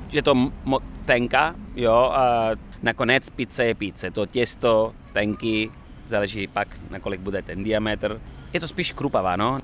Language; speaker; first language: Czech; non-native, fluent; Italian